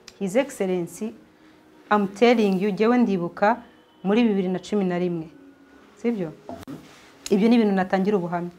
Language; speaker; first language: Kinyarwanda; early bilingual, heritage; Kinyarwanda